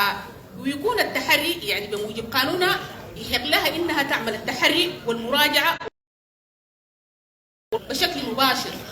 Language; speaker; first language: Arabic; native; Arabic